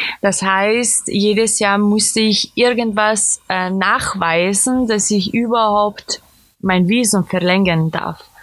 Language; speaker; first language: German; non-native, fluent; Serbian